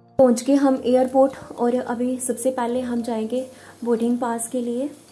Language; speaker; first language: Hindi; native; Hindi